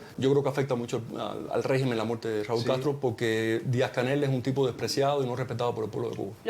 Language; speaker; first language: Spanish; early bilingual, heritage; Spanish